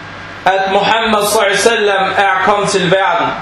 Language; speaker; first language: Danish; non-native, fluent; Arabic